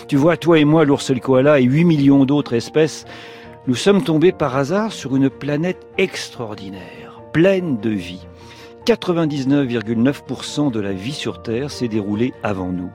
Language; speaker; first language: French; native; French